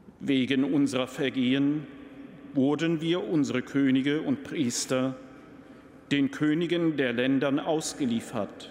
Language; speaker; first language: German; native; German